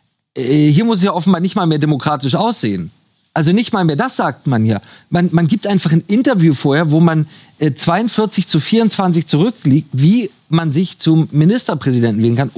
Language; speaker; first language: German; native; German